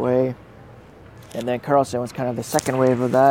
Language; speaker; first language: English; native; English